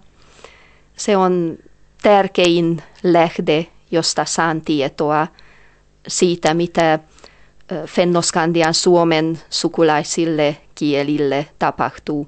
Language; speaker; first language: Finnish; non-native, fluent; Hungarian